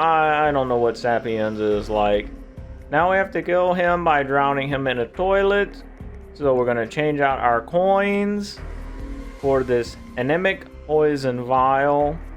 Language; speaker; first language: English; native; English